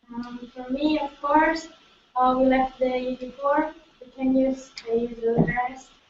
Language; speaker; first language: English; non-native, learner; Indonesian